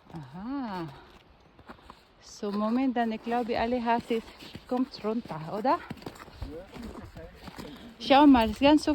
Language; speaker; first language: German; non-native, learner; Filipino